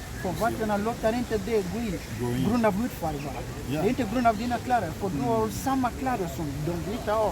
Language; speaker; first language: Swedish; early bilingual, other home language; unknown